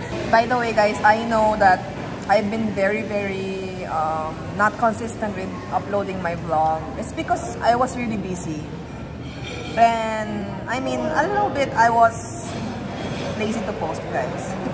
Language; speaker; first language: English; non-native, local second language; Korean